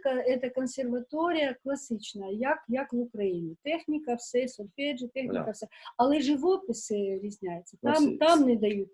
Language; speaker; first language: Ukrainian; non-native, local second language; Russian